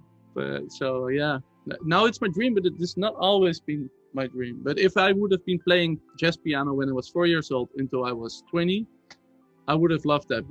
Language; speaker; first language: English; non-native, fluent; Dutch